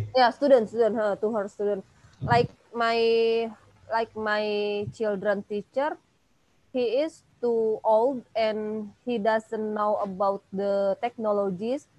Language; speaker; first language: English; non-native, learner; Indonesian